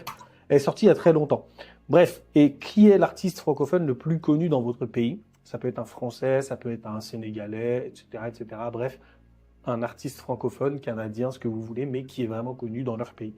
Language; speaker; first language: French; native; French